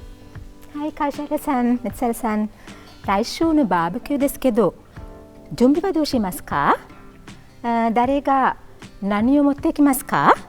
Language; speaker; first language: Japanese; non-native, fluent; Sinhala